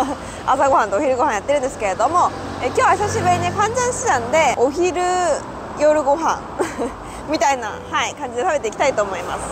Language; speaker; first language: Japanese; native; Japanese